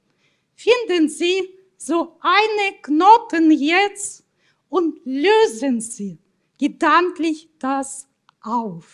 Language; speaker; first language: German; non-native, fluent; Russian